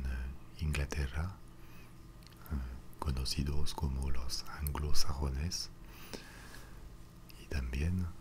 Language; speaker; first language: Spanish; non-native, fluent; French